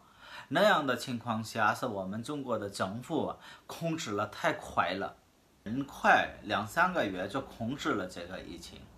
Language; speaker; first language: Chinese; non-native, fluent; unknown